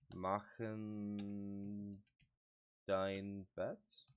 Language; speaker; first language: German; non-native, learner; English